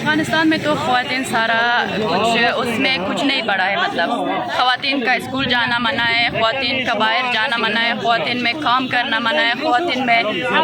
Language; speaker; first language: Hindi; non-native, fluent; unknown